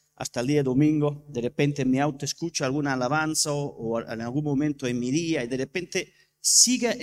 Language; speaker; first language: Spanish; non-native, fluent; English